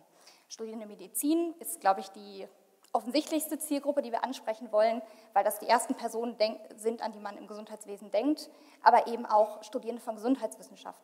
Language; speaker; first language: German; native; German